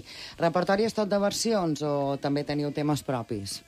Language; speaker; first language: Catalan; native; Catalan